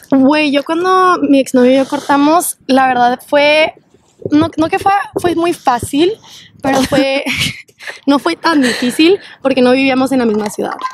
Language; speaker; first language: Spanish; native; Spanish